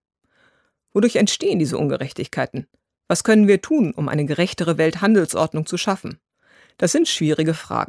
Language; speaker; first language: German; native; German